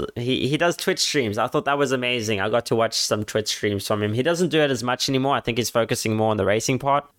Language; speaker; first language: English; native; English